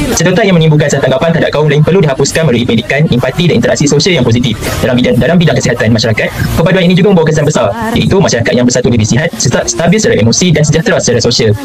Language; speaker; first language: Malay; native; Malay